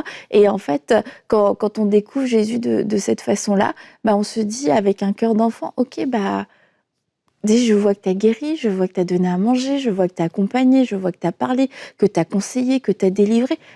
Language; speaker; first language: French; native; French